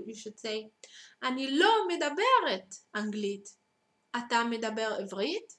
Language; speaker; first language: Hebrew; non-native, fluent; Arabic